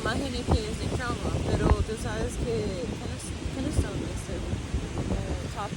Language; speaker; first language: Spanish; early bilingual, heritage; Spanish